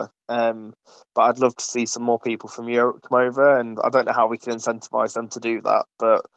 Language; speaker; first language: English; native; English